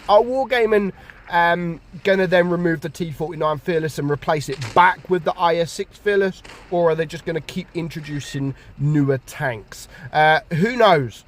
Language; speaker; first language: English; native; English